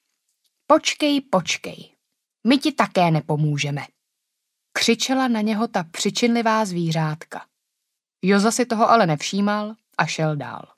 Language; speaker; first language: Czech; native; Czech